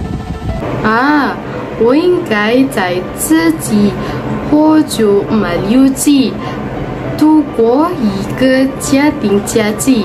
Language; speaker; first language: Chinese; non-native, learner; Malay